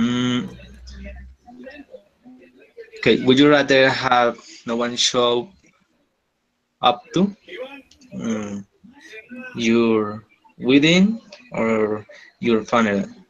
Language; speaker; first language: English; non-native, learner; Spanish